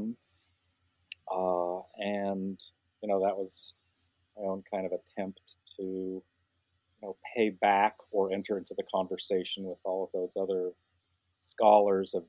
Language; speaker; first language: English; native; English